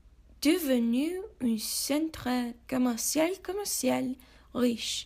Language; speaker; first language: French; non-native, learner; English